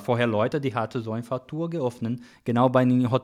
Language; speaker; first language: German; non-native, learner; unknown